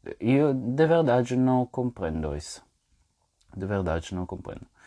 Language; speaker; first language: Portuguese; non-native, fluent; French